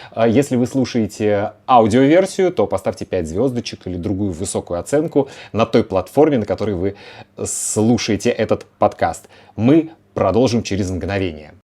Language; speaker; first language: Russian; native; Russian